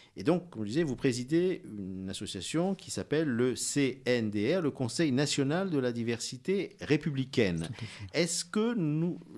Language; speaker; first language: French; native; French